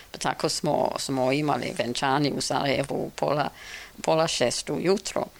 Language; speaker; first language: Serbian; non-native, fluent; English